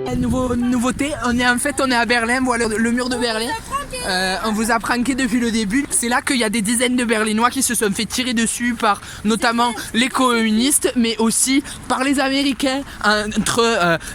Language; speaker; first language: French; native; French